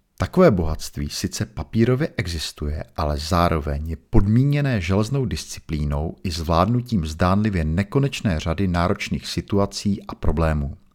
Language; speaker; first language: Czech; native; Czech